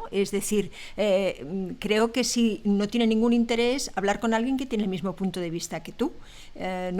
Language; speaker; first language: Spanish; native; Spanish